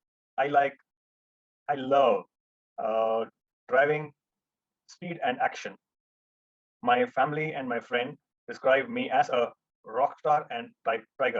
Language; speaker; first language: English; non-native, local second language; Hindi